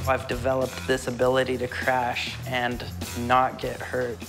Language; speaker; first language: English; native; English